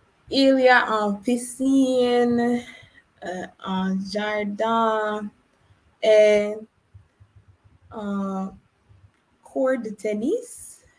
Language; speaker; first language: French; non-native, learner; English